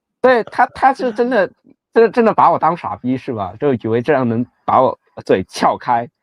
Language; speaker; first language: Chinese; non-native, local second language; Cantonese